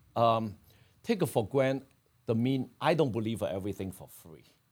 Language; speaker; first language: English; non-native, fluent; Chinese